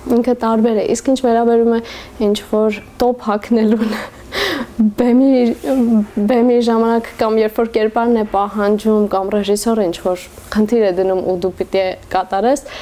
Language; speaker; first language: Armenian; native; Armenian